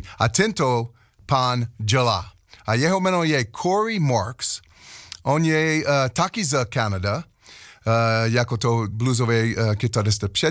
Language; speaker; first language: Czech; non-native, learner; English